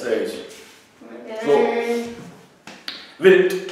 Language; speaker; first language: German; native; German